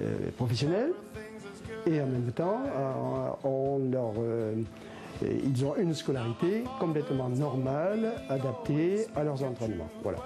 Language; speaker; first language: French; native; French